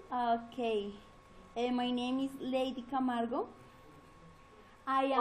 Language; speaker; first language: English; non-native, learner; Spanish